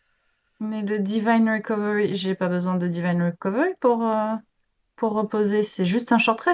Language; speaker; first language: French; native; French